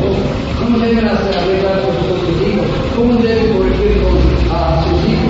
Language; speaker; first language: Spanish; non-native, fluent; English